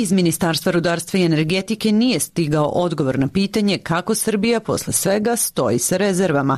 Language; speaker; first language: Serbian; native; Serbian